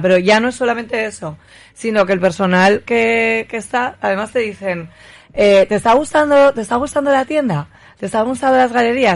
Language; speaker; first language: Spanish; native; Spanish